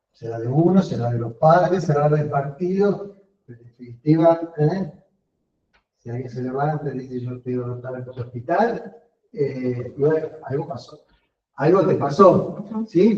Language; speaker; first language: Spanish; native; Spanish